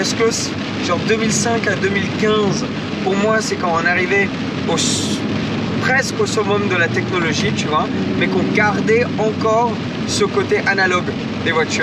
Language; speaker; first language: French; native; French